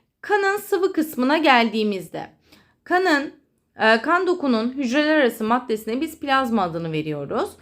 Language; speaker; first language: Turkish; native; Turkish